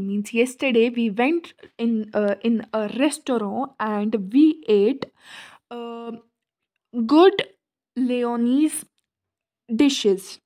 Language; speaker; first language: English; non-native, local second language; Hindi